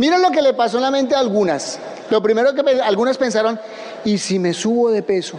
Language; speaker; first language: Spanish; native; Spanish